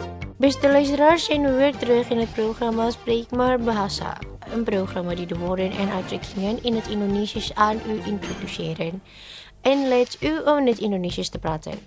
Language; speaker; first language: Dutch; non-native, learner; Indonesian